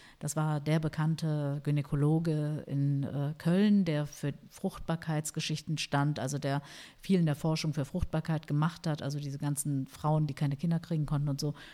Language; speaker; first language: German; early bilingual, other home language; Turkish